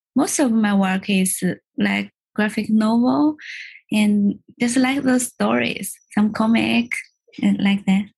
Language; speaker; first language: English; non-native, learner; Chinese